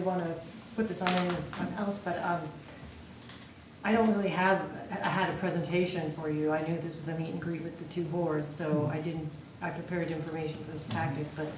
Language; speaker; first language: English; native; English